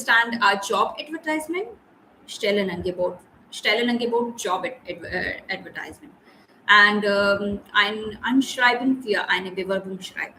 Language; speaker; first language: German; non-native, learner; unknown